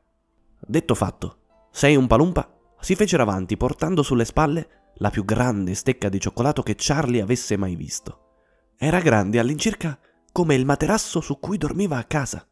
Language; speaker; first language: Italian; native; Italian